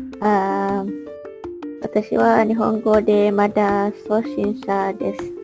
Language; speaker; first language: Japanese; non-native, learner; Malay